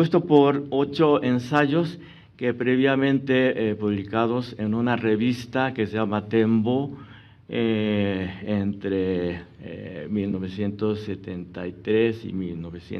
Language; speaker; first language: Spanish; non-native, fluent; Japanese